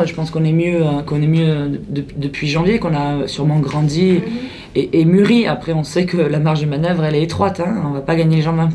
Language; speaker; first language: French; native; French